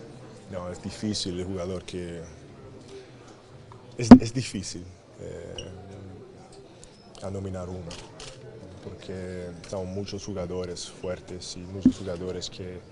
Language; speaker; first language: Spanish; non-native, learner; English